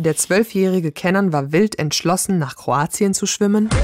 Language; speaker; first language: German; native; German